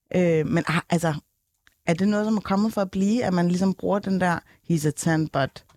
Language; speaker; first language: Danish; native; Danish